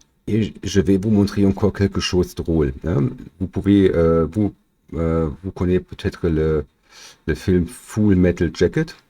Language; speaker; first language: French; non-native, learner; German